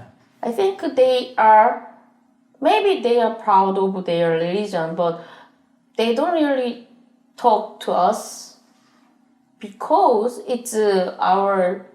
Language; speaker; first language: English; non-native, learner; Korean